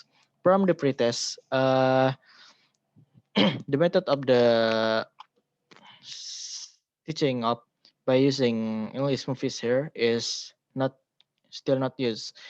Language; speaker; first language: English; non-native, learner; Indonesian